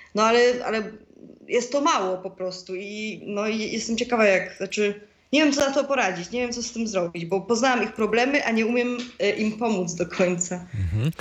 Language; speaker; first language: Polish; native; Polish